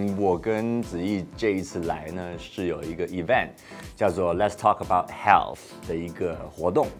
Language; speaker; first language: Chinese; non-native, local second language; Cantonese